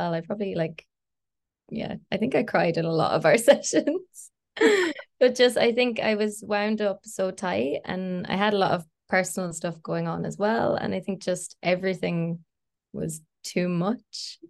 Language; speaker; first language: English; native; English